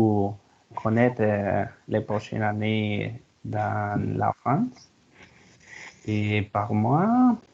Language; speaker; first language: French; non-native, learner; Spanish